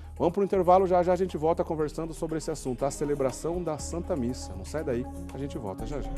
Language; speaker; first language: Portuguese; native; Portuguese